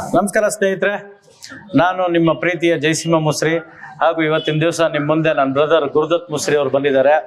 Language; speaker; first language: Kannada; native; Kannada